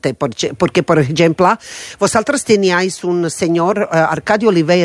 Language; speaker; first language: Catalan; non-native, fluent; Croatian